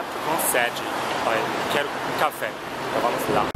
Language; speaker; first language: Portuguese; non-native, fluent; German